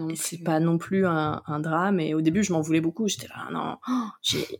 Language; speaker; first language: French; native; French